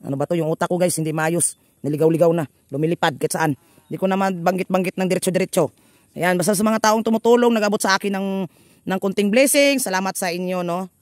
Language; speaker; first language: Filipino; non-native, local second language; Cebuano